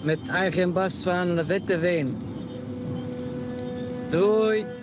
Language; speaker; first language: Dutch; non-native, learner; Arabic